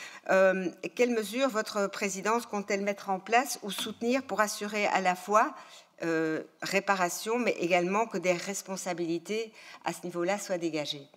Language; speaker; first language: French; native; French